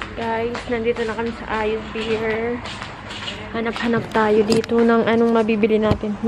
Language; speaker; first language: Filipino; native; Filipino